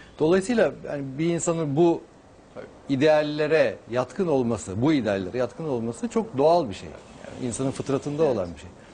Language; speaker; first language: Turkish; native; Turkish